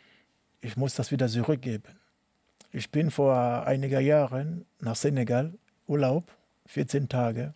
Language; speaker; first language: German; non-native, learner; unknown